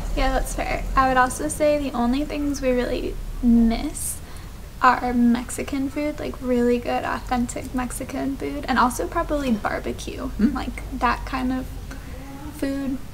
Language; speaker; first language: English; native; English